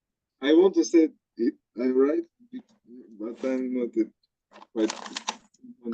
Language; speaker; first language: English; non-native, learner; Russian